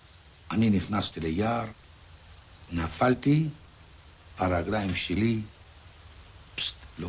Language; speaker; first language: Hebrew; non-native, fluent; Polish